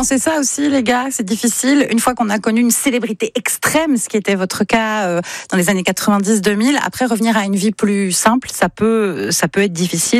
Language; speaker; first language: French; native; French